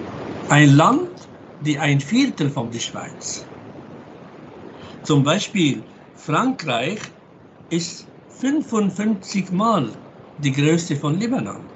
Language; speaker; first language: German; non-native, fluent; Arabic